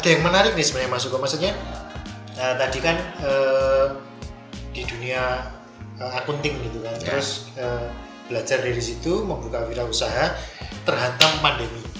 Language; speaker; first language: Indonesian; non-native, local second language; Javanese